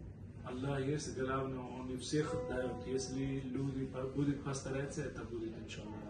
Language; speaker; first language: Russian; non-native, learner; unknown